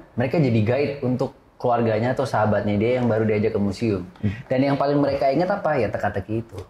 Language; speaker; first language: Indonesian; native; Indonesian